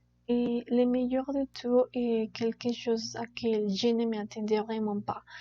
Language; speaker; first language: French; non-native, learner; Spanish